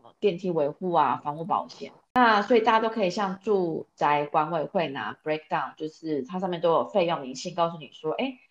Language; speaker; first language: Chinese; native; Chinese